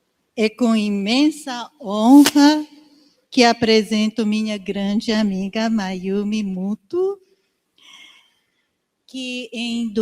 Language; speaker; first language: Portuguese; non-native, learner; Japanese